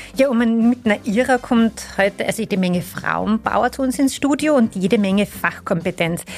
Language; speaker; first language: German; native; German